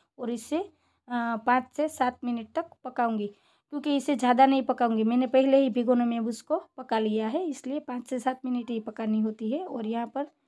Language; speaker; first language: Hindi; non-native, local second language; Gujarati